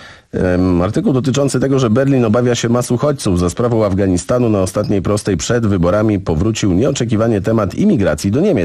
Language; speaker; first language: Polish; native; Polish